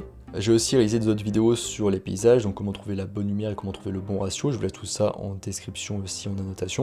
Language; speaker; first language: French; native; French